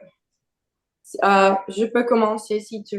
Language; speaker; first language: French; non-native, learner; Portuguese